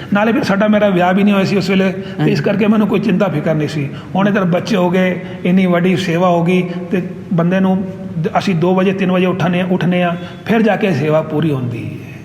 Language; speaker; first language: Punjabi; non-native, local second language; Hindi